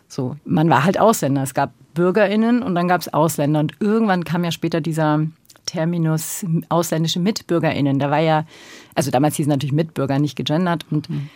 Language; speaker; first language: German; early bilingual, other home language; Turkish